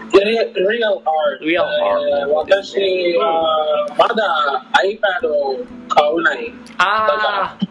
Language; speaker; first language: Japanese; non-native, learner; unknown